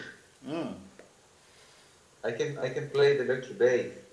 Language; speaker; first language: English; non-native, learner; Portuguese